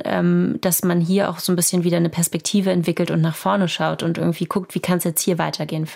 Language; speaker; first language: German; native; German